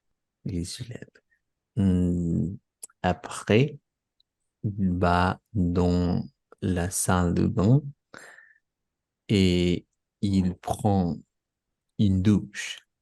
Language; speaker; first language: French; non-native, learner; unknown